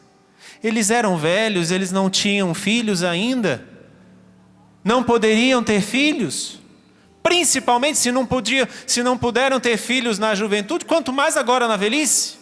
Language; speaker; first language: Portuguese; native; Portuguese